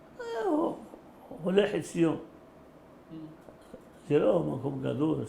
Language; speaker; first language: Hebrew; early bilingual, other home language; Arabic